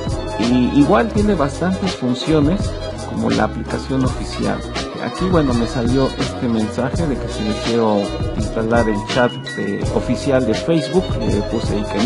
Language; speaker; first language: Spanish; native; Spanish